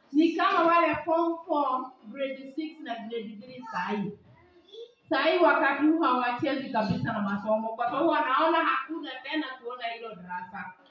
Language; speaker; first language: Swahili; non-native, local second language; Kikuyu